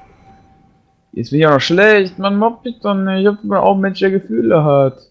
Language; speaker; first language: German; native; German